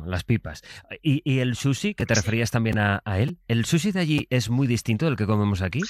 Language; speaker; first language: Spanish; native; Spanish